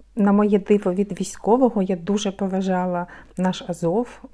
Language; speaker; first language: Ukrainian; non-native, local second language; Russian